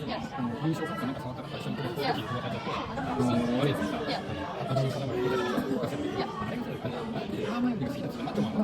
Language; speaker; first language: Japanese; native; Japanese